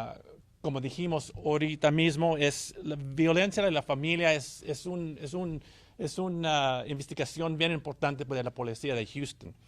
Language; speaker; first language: Spanish; early bilingual, heritage; English